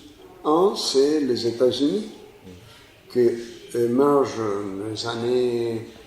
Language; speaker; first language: French; non-native, fluent; Spanish